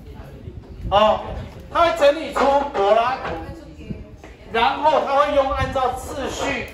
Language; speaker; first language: Chinese; native; Chinese